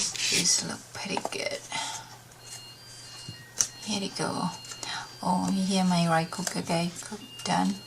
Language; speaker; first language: English; non-native, learner; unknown